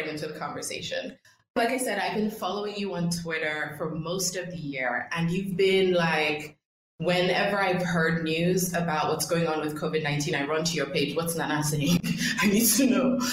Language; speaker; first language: English; non-native, local second language; Krio